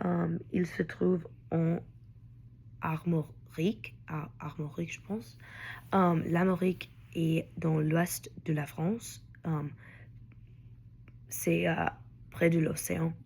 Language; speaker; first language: French; non-native, learner; English